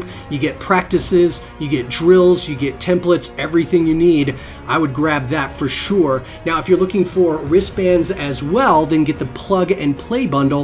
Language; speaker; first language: English; native; English